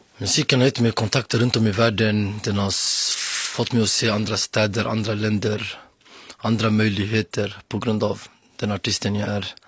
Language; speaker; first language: Swedish; early bilingual, other home language; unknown